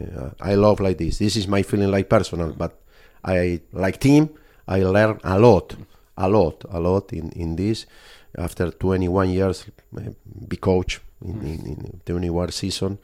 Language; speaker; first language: English; non-native, fluent; Spanish